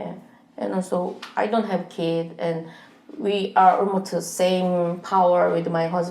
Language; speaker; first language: English; non-native, learner; Korean